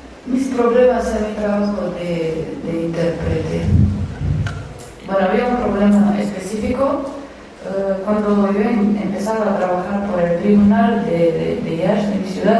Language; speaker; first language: Spanish; non-native, fluent; Romanian